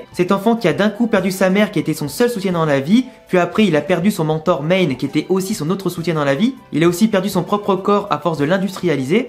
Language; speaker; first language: French; native; French